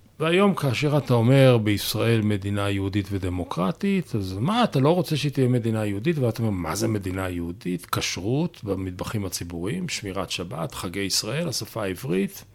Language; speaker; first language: Hebrew; native; Hebrew